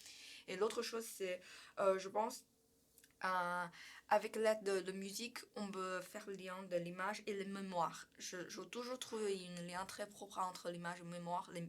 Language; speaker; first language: French; non-native, learner; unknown